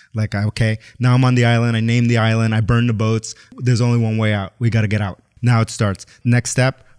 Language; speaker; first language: English; native; English